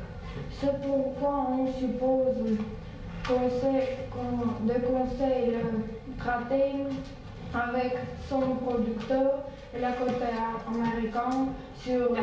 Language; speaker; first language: French; non-native, learner; Russian